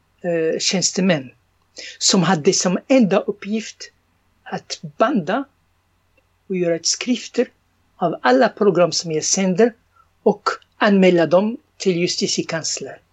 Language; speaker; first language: Swedish; non-native, fluent; Arabic